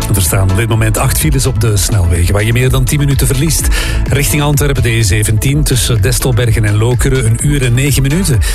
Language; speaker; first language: Dutch; native; Dutch